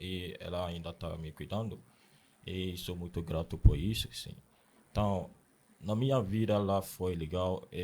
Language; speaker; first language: Portuguese; non-native, learner; Akan